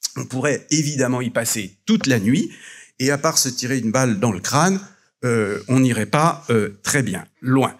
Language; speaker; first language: French; native; French